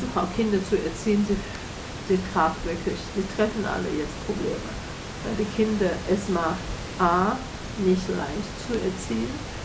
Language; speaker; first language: German; non-native, learner; Chinese